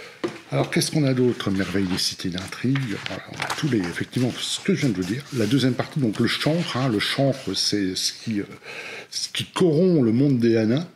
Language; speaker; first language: French; native; French